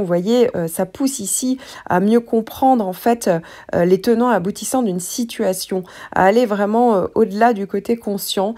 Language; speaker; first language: French; native; French